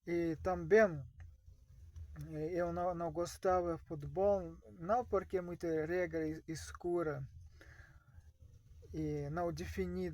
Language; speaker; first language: Portuguese; non-native, learner; Russian